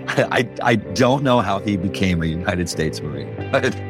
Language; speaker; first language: English; early bilingual, other home language; Spanish